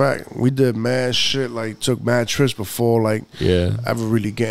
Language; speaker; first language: English; native; English